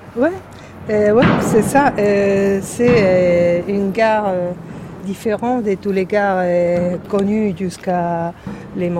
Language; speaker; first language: French; non-native, fluent; Spanish